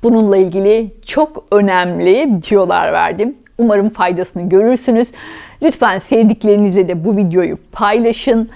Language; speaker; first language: Turkish; native; Turkish